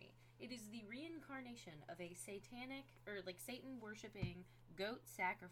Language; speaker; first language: English; native; English